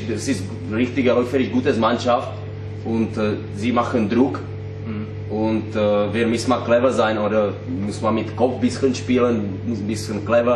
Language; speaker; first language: German; non-native, learner; Czech